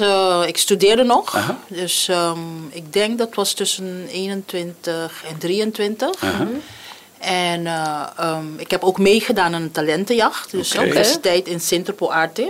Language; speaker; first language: Dutch; non-native, local second language; Papiamento